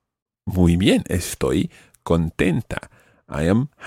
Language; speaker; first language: Spanish; non-native, fluent; English